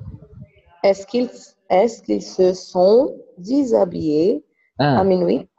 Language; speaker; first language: French; non-native, learner; Portuguese